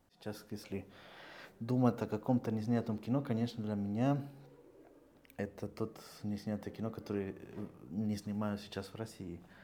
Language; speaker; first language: Russian; non-native, fluent; Spanish